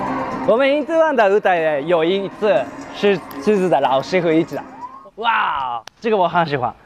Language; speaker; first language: Chinese; non-native, fluent; Japanese